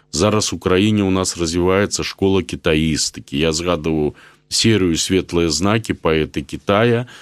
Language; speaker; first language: Belarusian; native; Belarusian